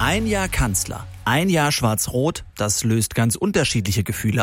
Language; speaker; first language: German; native; German